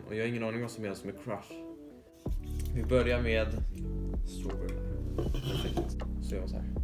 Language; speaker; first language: Swedish; native; Swedish